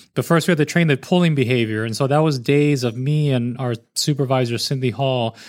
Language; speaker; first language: English; native; English